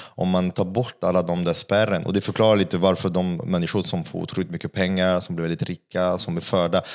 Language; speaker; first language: Swedish; non-native, fluent; French